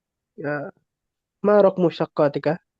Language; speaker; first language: Arabic; non-native, learner; Indonesian